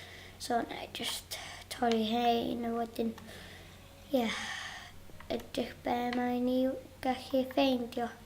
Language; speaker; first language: Welsh; non-native, local second language; English